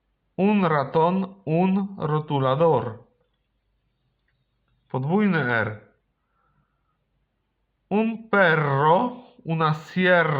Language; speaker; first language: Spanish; non-native, fluent; Polish